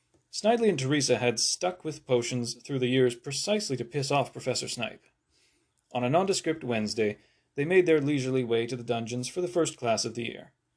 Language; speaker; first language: English; native; English